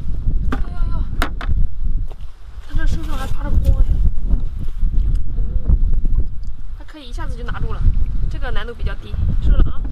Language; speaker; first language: Chinese; native; Chinese